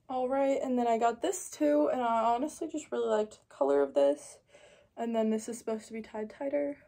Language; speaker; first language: English; native; English